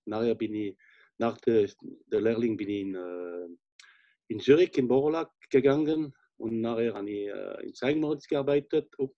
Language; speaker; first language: German; non-native, fluent; French